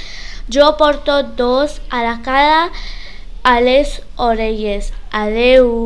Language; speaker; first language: Catalan; non-native, learner; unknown